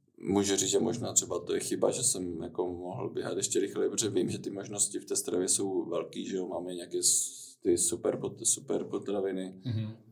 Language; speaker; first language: Czech; native; Czech